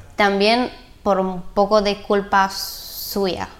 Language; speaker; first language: Spanish; non-native, learner; Bulgarian